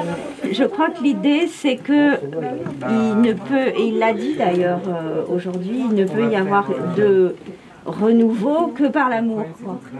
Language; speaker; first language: French; native; French